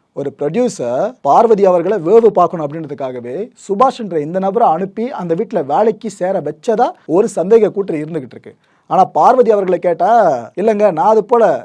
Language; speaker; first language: Tamil; native; Tamil